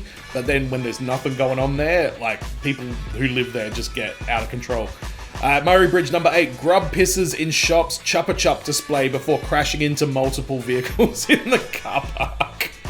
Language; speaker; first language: English; native; English